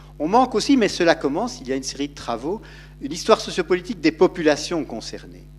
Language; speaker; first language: French; native; French